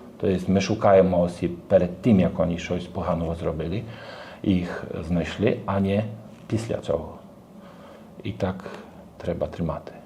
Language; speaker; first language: Ukrainian; non-native, learner; Polish